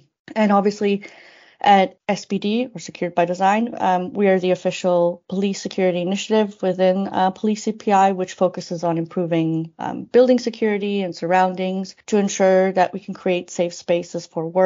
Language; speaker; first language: English; non-native, fluent; Spanish